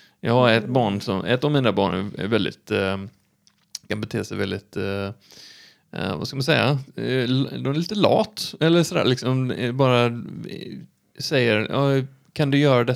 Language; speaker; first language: Swedish; native; Swedish